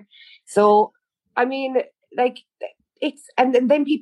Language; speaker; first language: English; native; English